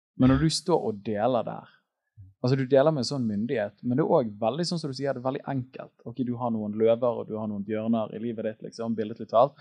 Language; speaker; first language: Norwegian; native; Norwegian